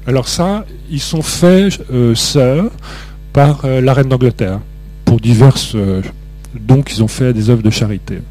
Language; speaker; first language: French; native; French